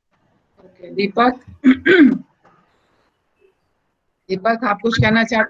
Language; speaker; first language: Hindi; native; Hindi